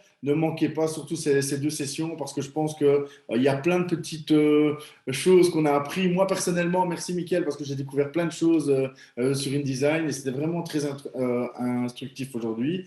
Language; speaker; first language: French; native; French